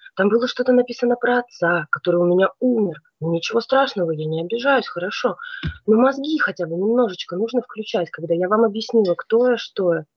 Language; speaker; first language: Russian; native; Russian